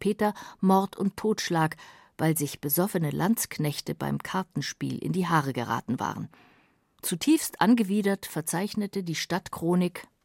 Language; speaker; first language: German; native; German